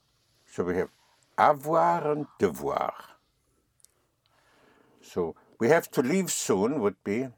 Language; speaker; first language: English; non-native, fluent; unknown